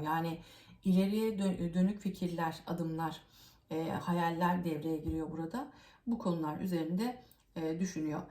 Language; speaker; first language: Turkish; native; Turkish